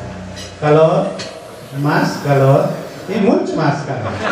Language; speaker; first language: Spanish; non-native, learner; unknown